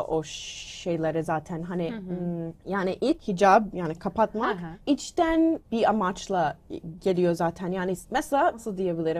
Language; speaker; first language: Turkish; non-native, learner; English